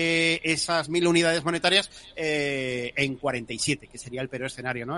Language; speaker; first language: Spanish; native; Spanish